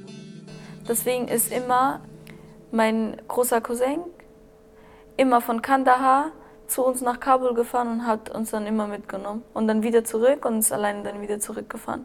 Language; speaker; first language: German; early bilingual, other home language; Persian